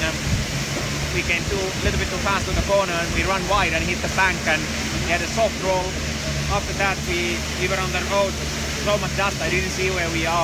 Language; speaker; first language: English; non-native, fluent; Finnish